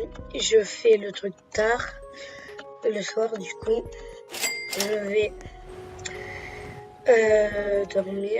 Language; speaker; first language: French; native; French